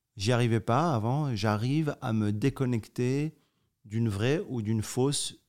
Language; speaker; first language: French; native; French